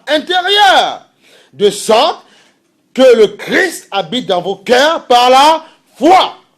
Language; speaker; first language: French; native; French